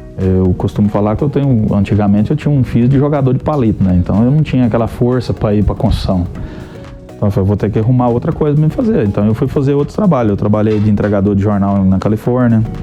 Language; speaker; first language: Portuguese; native; Portuguese